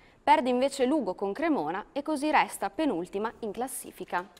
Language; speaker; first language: Italian; native; Italian